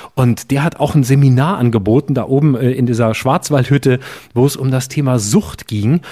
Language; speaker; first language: German; native; German